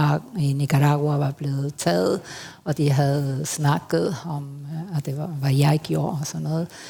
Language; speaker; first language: Danish; non-native, fluent; Spanish